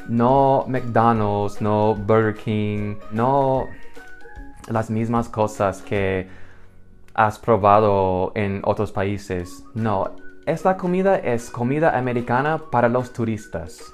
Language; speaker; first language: Spanish; non-native, fluent; English